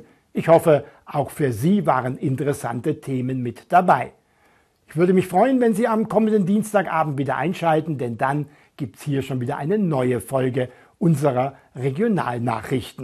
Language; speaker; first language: German; native; German